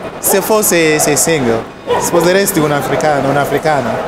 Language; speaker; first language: Italian; non-native, learner; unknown